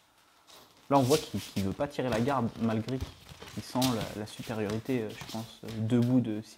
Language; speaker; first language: French; native; French